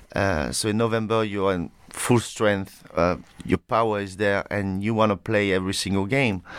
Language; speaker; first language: English; non-native, fluent; French